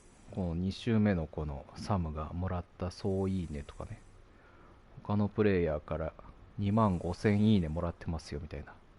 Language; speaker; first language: Japanese; native; Japanese